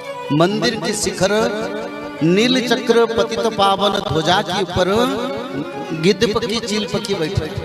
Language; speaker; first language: Hindi; non-native, local second language; Odia